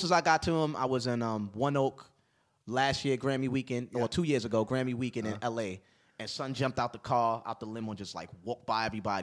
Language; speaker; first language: English; native; English